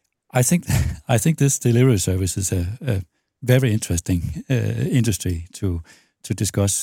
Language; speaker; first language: English; non-native, fluent; Danish